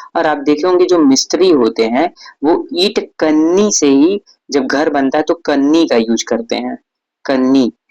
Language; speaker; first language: Hindi; native; Hindi